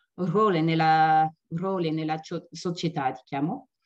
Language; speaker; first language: Italian; non-native, learner; French